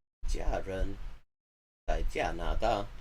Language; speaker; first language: Chinese; non-native, learner; English